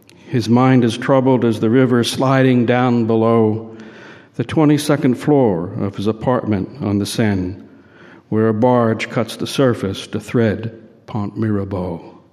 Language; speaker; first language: English; native; English